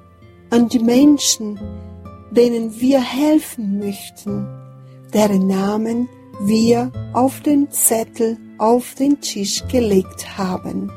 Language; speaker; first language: German; non-native, fluent; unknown